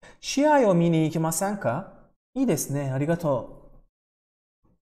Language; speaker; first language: Japanese; non-native, fluent; Turkish